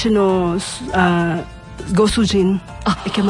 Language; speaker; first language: Japanese; non-native, learner; Filipino